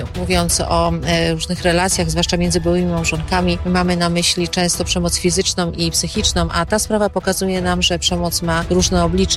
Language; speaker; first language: Polish; native; Polish